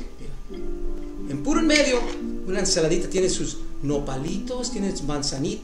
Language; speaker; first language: Spanish; early bilingual, other home language; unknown